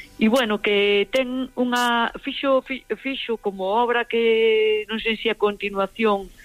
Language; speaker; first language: Galician; native; Galician